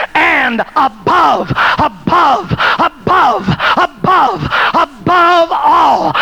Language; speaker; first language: English; native; English